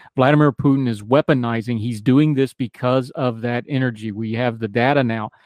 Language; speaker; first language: English; native; English